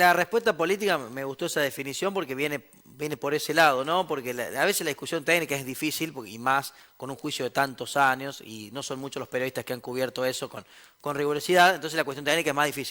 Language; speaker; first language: Spanish; native; Spanish